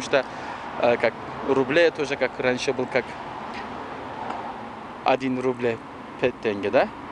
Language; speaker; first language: Russian; non-native, learner; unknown